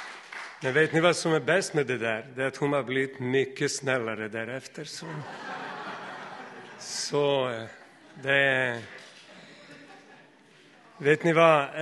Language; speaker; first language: Swedish; non-native, fluent; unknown